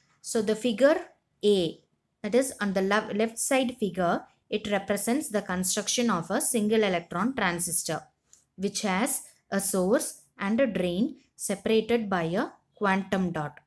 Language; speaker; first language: English; non-native, local second language; Tamil